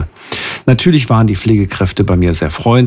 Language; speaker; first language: German; native; German